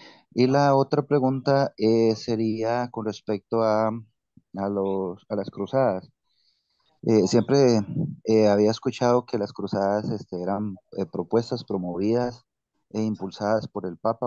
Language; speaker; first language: Spanish; native; Spanish